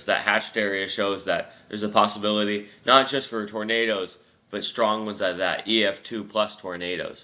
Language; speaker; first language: English; native; English